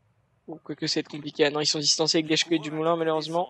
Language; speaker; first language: French; native; French